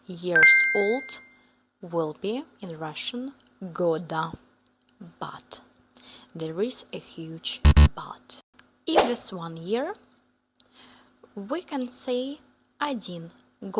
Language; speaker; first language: English; non-native, fluent; Russian